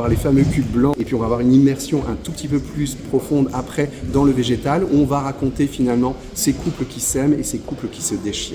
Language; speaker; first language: French; native; French